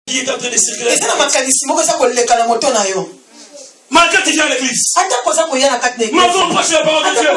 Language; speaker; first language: French; non-native, local second language; Lingala